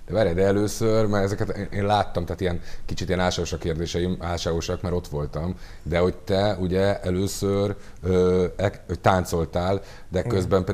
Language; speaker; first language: Hungarian; native; Hungarian